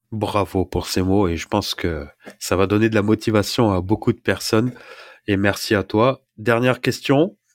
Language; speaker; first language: French; early bilingual, other home language; Arabic